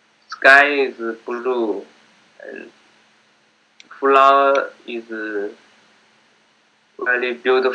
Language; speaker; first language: English; non-native, learner; Chinese